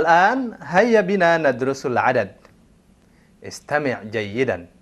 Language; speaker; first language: Arabic; non-native, fluent; Indonesian